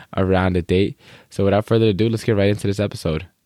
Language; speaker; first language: English; native; English